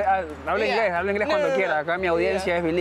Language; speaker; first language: Spanish; native; Spanish